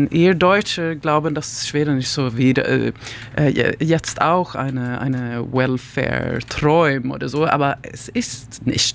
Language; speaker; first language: German; non-native, learner; Swedish